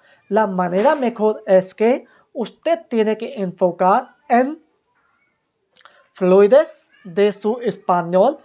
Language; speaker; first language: Spanish; non-native, fluent; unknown